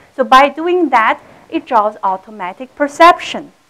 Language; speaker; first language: English; non-native, fluent; Chinese